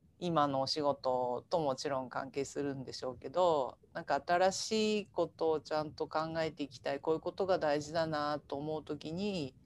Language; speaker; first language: Japanese; native; Japanese